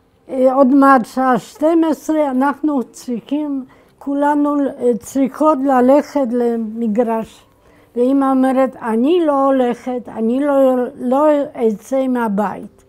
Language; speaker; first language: Hebrew; non-native, fluent; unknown